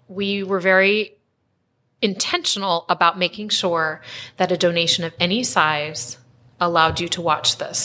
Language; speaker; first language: English; native; English